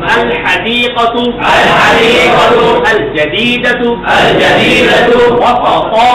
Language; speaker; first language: Arabic; non-native, fluent; Bangla